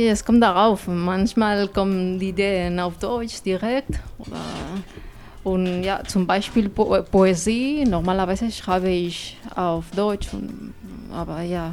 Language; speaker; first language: German; non-native, fluent; Spanish